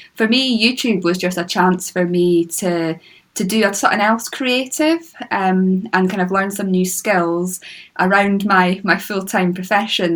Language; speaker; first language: English; native; English